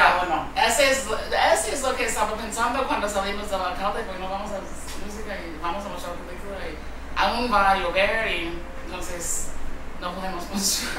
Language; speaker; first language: Spanish; non-native, learner; English